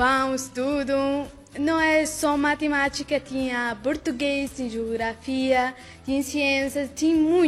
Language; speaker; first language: Portuguese; non-native, learner; Arabic